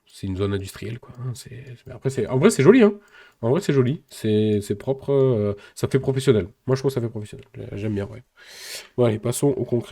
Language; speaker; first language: French; native; French